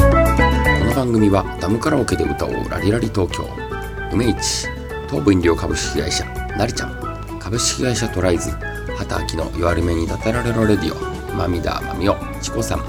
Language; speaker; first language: Japanese; native; Japanese